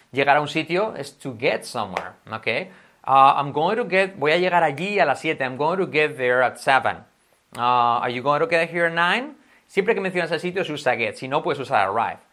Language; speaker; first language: Spanish; native; Spanish